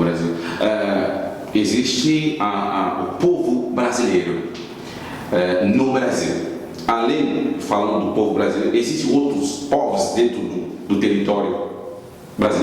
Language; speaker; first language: Portuguese; non-native, fluent; Haitian Creole